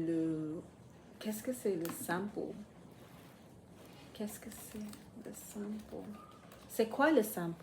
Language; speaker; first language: French; non-native, fluent; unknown